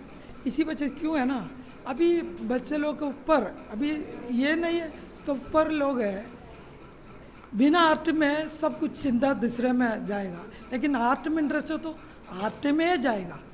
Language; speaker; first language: Hindi; non-native, learner; Malayalam